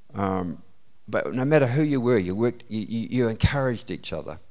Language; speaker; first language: English; native; English